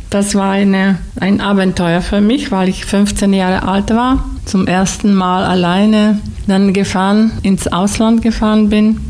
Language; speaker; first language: German; non-native, fluent; Slovak